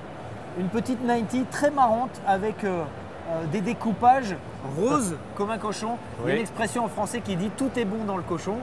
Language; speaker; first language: French; native; French